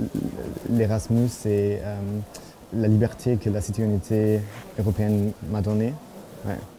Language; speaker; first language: French; non-native, fluent; German